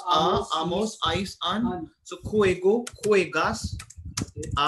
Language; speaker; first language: Spanish; non-native, fluent; Hindi